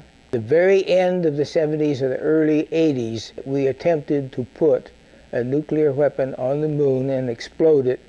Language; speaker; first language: English; native; English